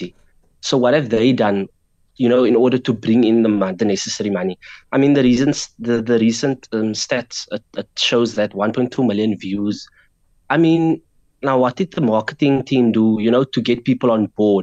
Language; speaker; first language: English; non-native, local second language; Afrikaans